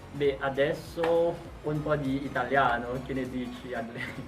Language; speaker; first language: Italian; non-native, fluent; Haitian Creole